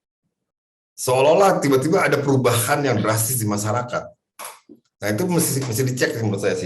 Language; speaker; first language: Indonesian; native; Indonesian